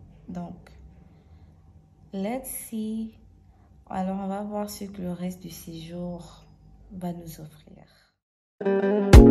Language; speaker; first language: French; native; French